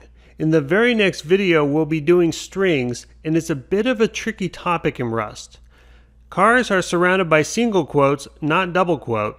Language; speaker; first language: English; native; English